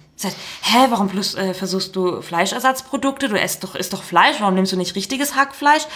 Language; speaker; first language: German; early bilingual, other home language; Turkish